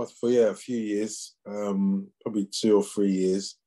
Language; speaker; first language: English; native; English